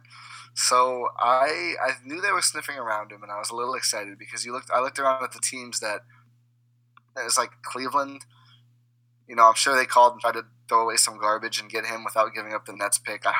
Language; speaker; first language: English; native; English